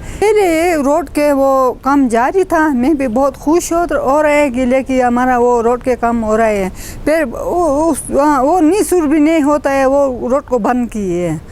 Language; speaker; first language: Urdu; non-native, local second language; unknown